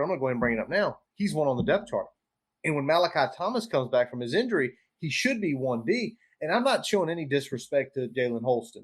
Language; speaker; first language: English; native; English